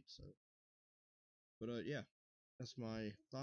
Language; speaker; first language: English; native; English